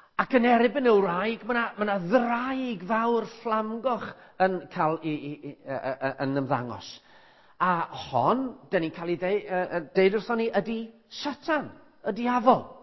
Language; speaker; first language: Welsh; native; Welsh